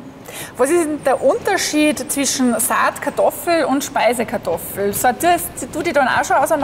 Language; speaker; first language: German; native; German